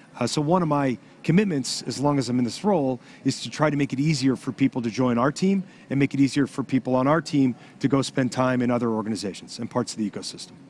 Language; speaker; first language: English; native; English